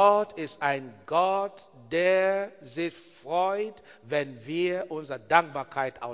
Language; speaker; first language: German; non-native, learner; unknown